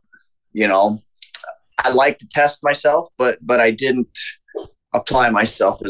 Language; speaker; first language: English; native; English